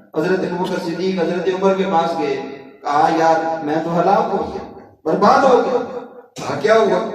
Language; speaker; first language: Urdu; non-native, local second language; Punjabi